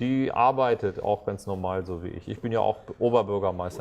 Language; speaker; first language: German; native; German